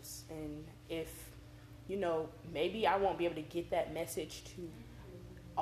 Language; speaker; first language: English; native; English